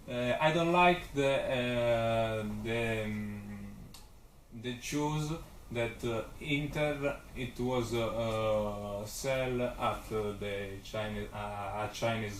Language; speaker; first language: English; non-native, learner; Italian